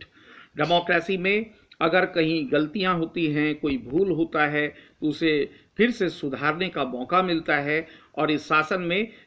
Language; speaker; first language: Hindi; native; Hindi